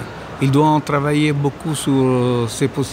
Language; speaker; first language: French; non-native, learner; Italian